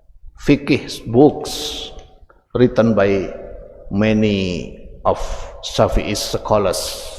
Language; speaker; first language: English; non-native, fluent; Indonesian